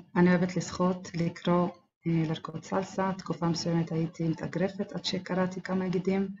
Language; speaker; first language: Hebrew; non-native, local second language; Arabic